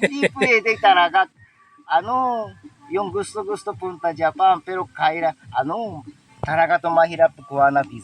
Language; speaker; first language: Filipino; non-native, learner; Japanese